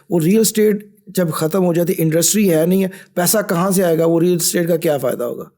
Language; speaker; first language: Urdu; non-native, local second language; Punjabi